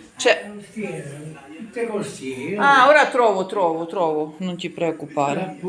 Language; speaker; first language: Italian; non-native, learner; Ukrainian